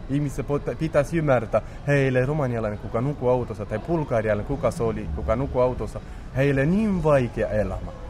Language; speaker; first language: Finnish; non-native, learner; Romany